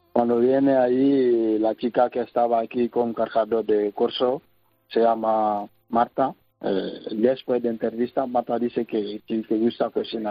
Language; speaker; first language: Spanish; non-native, learner; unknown